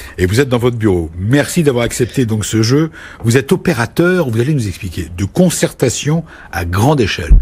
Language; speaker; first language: French; native; French